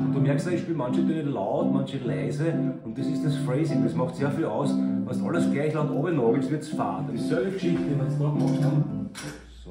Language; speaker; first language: German; native; German